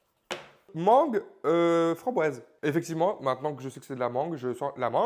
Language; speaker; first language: French; native; French